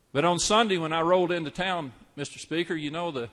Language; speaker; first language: English; native; English